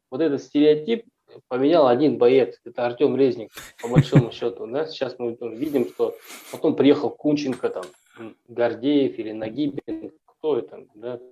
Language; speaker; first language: Russian; native; Russian